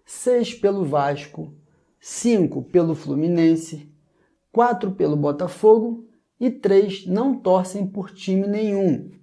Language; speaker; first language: Portuguese; native; Portuguese